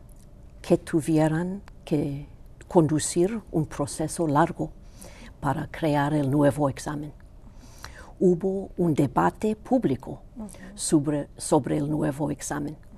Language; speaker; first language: Spanish; non-native, local second language; Greek